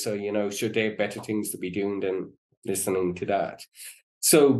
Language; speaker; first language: English; native; English